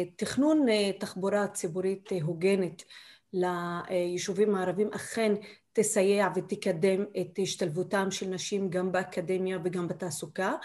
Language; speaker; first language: Hebrew; non-native, local second language; Arabic